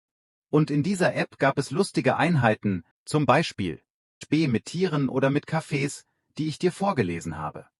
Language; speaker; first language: German; non-native, fluent; Vietnamese